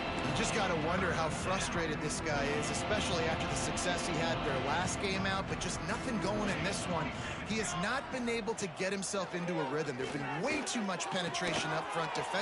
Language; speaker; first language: English; native; English